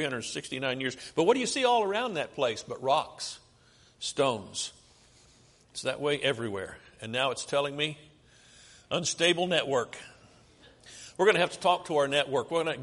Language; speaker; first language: English; native; English